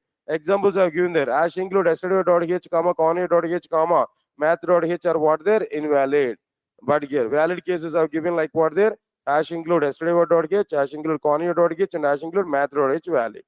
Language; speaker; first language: English; non-native, local second language; Telugu